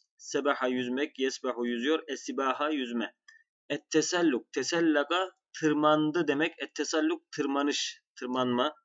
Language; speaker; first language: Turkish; native; Turkish